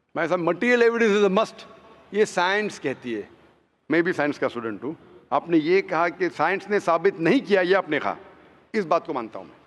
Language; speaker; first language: Hindi; non-native, local second language; Konkani